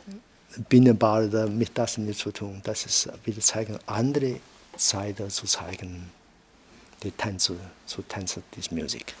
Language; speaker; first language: German; non-native, learner; Chinese